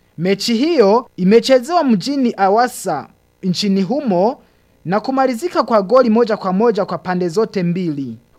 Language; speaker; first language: Swahili; non-native, local second language; Rundi